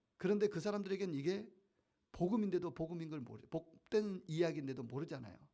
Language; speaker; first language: Korean; native; Korean